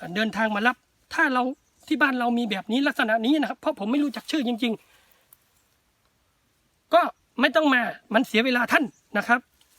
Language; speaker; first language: Thai; native; Thai